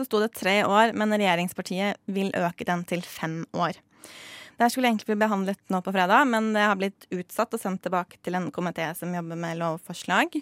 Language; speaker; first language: Norwegian; native; Norwegian